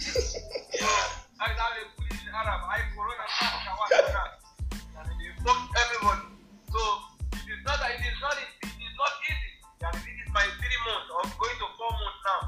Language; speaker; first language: English; non-native, local second language; Yoruba